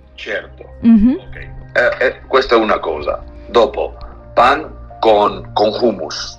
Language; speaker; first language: Italian; non-native, learner; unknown